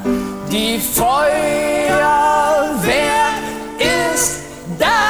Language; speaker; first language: German; native; German